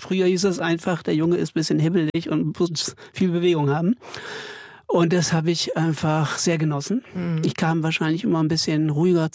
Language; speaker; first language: German; native; German